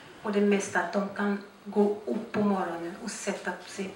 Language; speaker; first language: Swedish; non-native, fluent; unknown